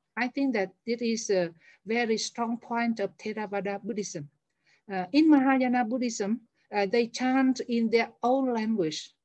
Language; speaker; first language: English; non-native, fluent; Vietnamese